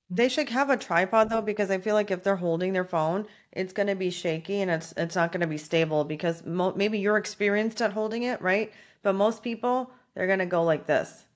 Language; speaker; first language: English; native; English